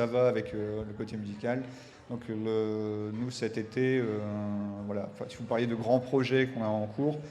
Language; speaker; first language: French; native; French